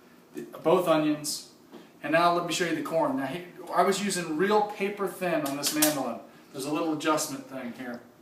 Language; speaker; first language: English; native; English